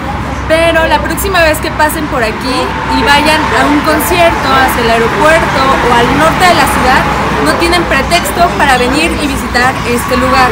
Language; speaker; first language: Spanish; native; Spanish